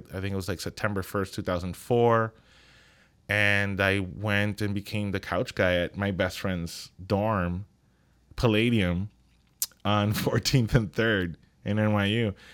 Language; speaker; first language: English; non-native, fluent; Spanish